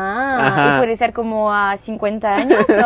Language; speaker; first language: Spanish; non-native, learner; French